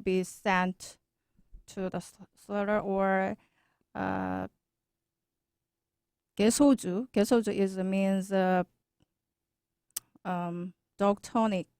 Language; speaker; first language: English; non-native, learner; Korean